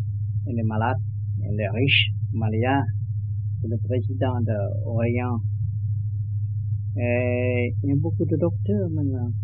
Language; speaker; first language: French; non-native, learner; Vietnamese